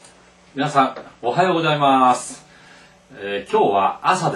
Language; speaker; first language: Japanese; non-native, local second language; Korean